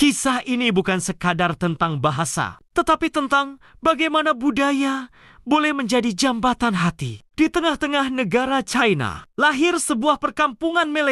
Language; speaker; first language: Malay; native; Malay